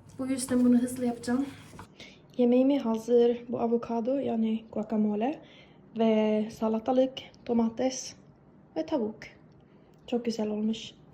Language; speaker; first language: Turkish; non-native, fluent; Persian